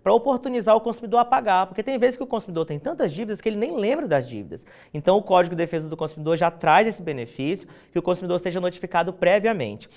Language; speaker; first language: Portuguese; native; Portuguese